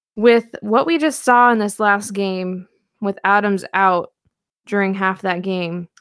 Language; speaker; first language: English; native; English